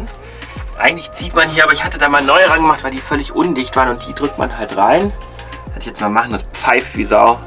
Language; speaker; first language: German; native; German